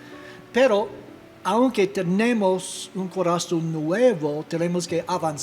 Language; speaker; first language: Spanish; non-native, fluent; English